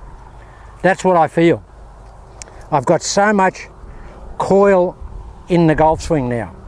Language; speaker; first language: English; native; English